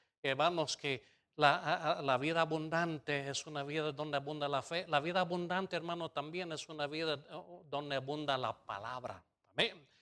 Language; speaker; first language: Spanish; non-native, fluent; English